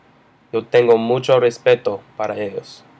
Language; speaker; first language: Spanish; non-native, learner; English